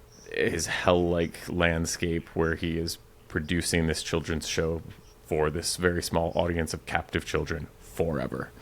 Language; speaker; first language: English; native; English